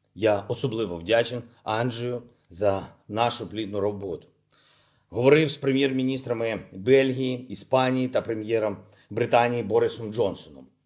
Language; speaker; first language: Ukrainian; non-native, local second language; Russian